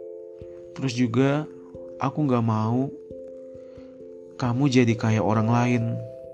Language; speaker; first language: Indonesian; native; Indonesian